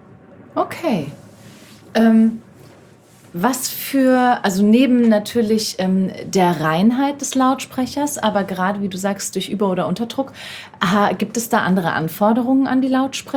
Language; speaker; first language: German; native; German